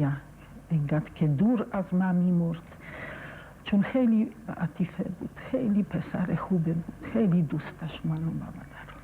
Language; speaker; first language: Persian; non-native, fluent; Polish